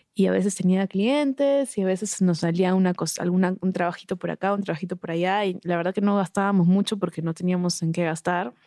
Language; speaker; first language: Spanish; native; Spanish